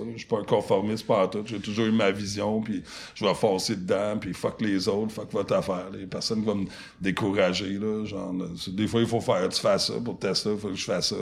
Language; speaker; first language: French; non-native, local second language; English